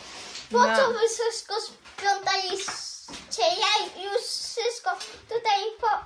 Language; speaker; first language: Polish; non-native, learner; Russian